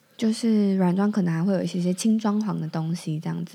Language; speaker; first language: Chinese; native; Chinese